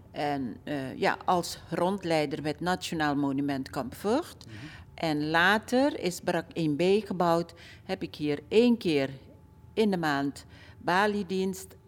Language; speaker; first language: Dutch; early bilingual, other home language; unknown